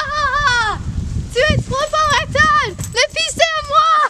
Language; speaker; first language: French; non-native, learner; English